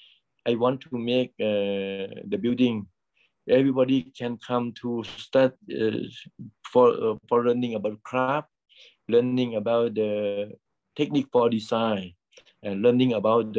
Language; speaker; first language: English; non-native, learner; Thai